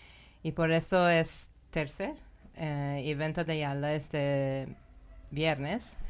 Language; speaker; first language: Spanish; non-native, learner; Persian